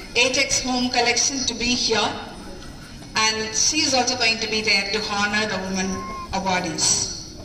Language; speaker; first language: English; non-native, local second language; Tamil